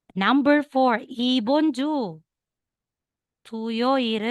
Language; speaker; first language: Korean; non-native, learner; Filipino